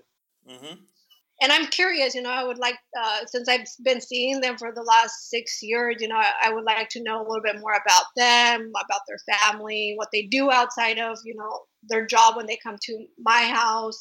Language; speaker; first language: English; early bilingual, other home language; Spanish